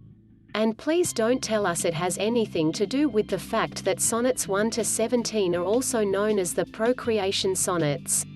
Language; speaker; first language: English; native; English